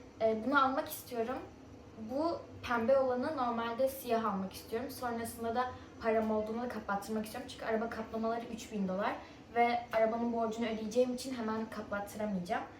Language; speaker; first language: Turkish; early bilingual, other home language; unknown